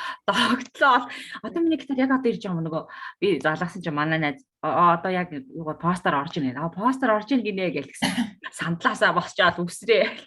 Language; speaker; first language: Mongolian; native; Mongolian